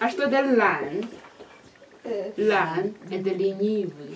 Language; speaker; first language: Russian; non-native, learner; Chinese